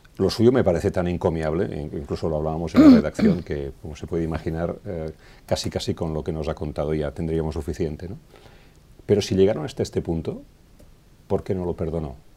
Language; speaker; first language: Spanish; non-native, local second language; Catalan